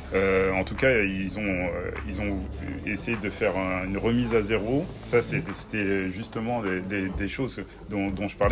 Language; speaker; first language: French; native; French